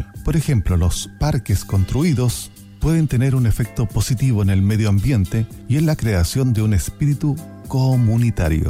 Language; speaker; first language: Spanish; native; Spanish